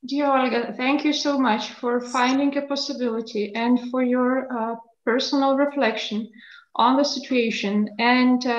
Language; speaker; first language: English; non-native, fluent; Lithuanian